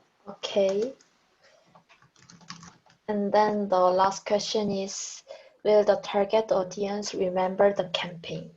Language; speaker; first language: English; non-native, learner; Korean